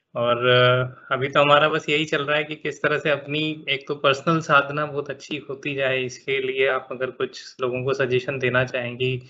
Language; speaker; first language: Hindi; native; Hindi